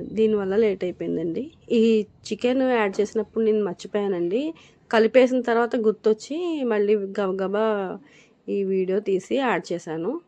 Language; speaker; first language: Telugu; non-native, local second language; Urdu